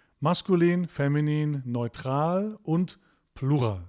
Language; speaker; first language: German; non-native, fluent; Turkish